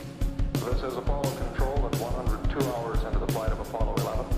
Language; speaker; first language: English; native; English